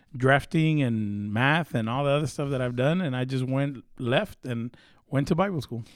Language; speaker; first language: English; early bilingual, other home language; Spanish